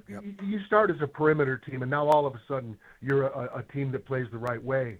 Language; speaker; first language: English; native; English